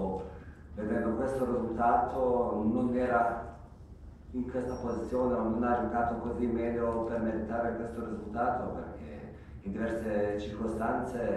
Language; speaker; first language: Italian; non-native, fluent; Croatian